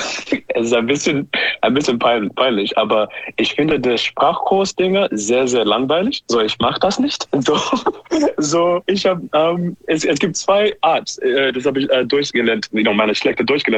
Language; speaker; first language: German; non-native, learner; English